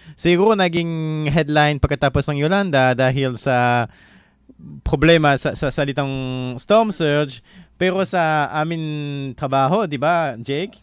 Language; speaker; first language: Filipino; non-native, fluent; French